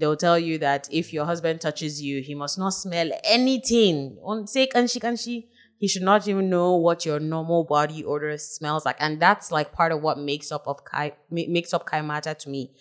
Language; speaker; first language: English; non-native, local second language; Hausa